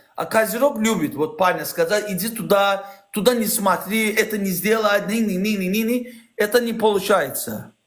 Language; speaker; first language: Russian; non-native, learner; Azerbaijani